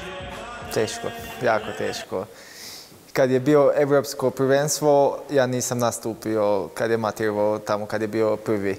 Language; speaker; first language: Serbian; non-native, local second language; Hungarian